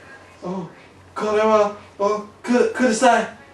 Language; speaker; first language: Japanese; non-native, learner; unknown